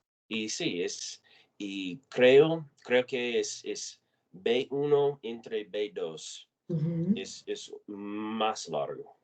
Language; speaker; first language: Spanish; non-native, learner; English